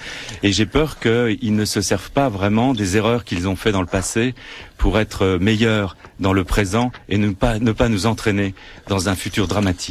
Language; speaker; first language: French; native; French